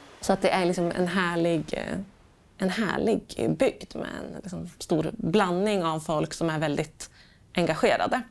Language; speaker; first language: Swedish; native; Swedish